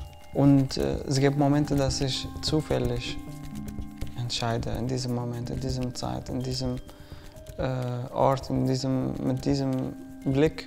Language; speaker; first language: German; non-native, fluent; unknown